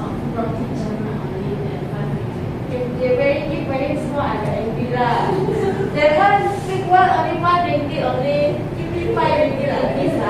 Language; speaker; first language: English; non-native, learner; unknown